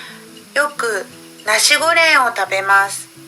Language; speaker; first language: Japanese; non-native, learner; Indonesian